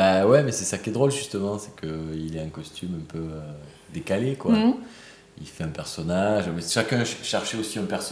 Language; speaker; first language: French; native; French